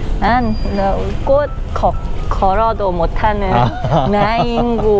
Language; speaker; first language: Korean; non-native, learner; Thai